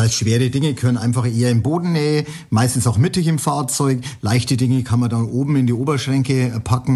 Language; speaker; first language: German; native; German